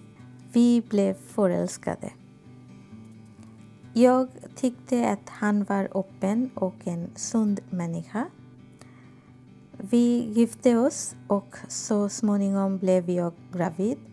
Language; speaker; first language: Swedish; non-native, fluent; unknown